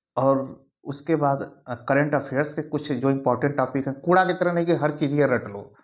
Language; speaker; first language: Hindi; native; Hindi